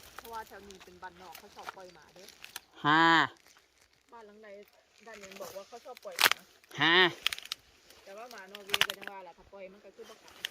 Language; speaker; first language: Thai; native; Thai